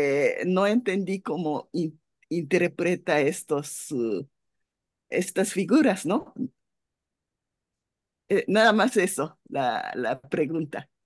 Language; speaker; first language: Spanish; non-native, fluent; Japanese